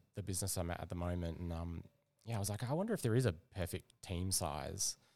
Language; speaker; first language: English; native; English